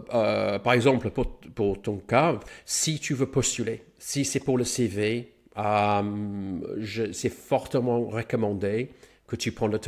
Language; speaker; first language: French; non-native, fluent; English